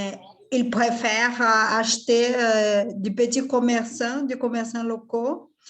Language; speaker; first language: French; non-native, fluent; Portuguese